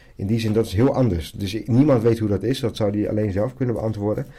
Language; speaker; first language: Dutch; native; Dutch